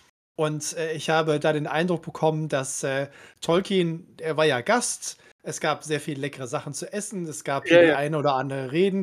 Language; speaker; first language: German; native; German